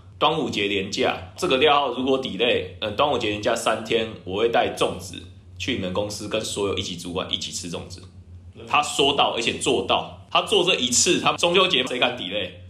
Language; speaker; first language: Chinese; native; Chinese